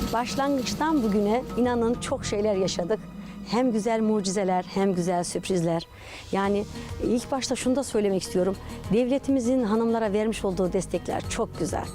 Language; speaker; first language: Turkish; native; Turkish